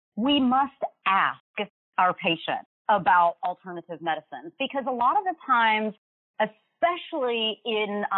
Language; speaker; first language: English; native; English